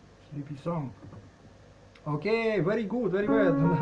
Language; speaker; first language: English; non-native, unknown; Russian